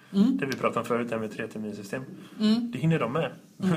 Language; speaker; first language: Swedish; native; Swedish